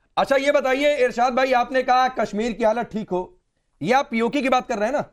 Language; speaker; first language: Hindi; native; Hindi